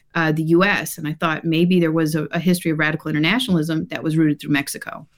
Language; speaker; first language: English; early bilingual, other home language; Japanese